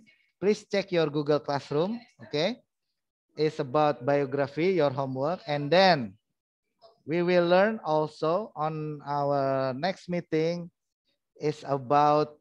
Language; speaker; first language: English; non-native, fluent; Indonesian